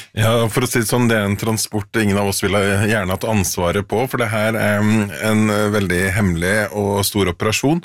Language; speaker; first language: Norwegian; native; Norwegian